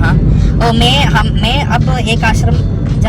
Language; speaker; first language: Hindi; non-native, local second language; Malayalam